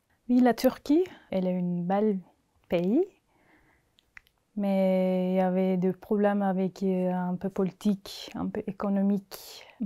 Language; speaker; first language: French; non-native, learner; Turkish